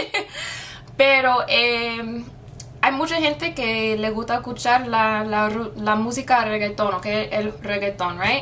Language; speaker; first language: Spanish; non-native, fluent; English